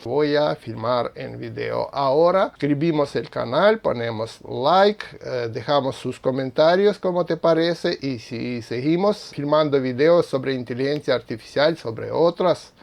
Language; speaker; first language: Spanish; non-native, fluent; Russian